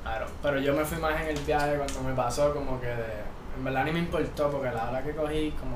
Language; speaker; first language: Spanish; native; Spanish